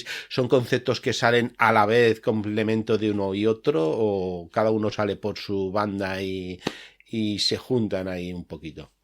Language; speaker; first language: Spanish; native; Spanish